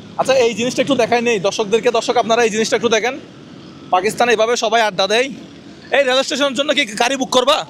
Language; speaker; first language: Bangla; native; Bangla